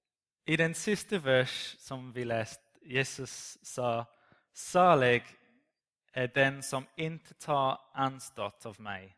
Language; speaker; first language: Swedish; non-native, learner; English